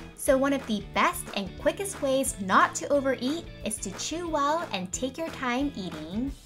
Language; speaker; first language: English; early bilingual, other home language; Japanese